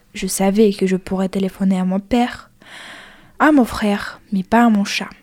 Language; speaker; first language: French; non-native, fluent; Ukrainian